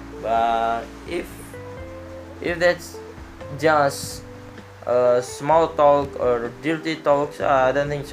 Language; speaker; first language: English; non-native, learner; Indonesian